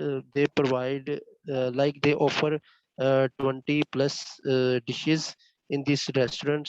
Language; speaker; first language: English; non-native, learner; Bangla